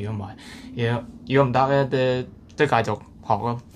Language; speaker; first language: Cantonese; non-native, learner; English